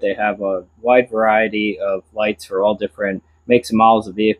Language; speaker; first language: English; native; English